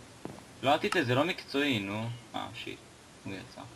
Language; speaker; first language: Hebrew; native; Hebrew